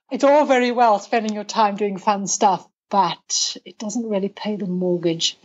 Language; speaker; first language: English; native; English